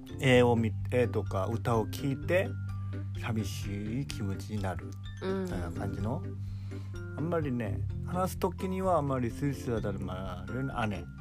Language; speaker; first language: Japanese; non-native, fluent; Korean